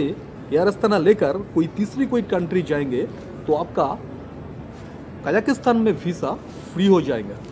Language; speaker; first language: Hindi; non-native, local second language; Bangla